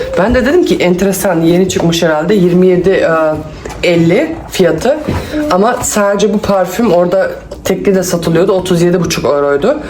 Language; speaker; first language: Turkish; early bilingual, heritage; Turkish